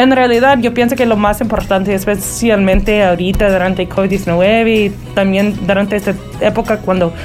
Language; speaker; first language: Spanish; early bilingual, heritage; Spanish